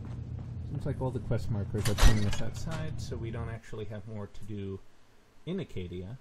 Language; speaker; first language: English; native; English